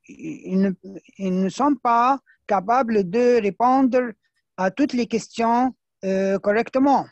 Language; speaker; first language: French; non-native, fluent; Arabic